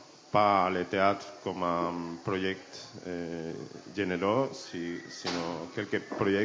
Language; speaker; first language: French; non-native, learner; Spanish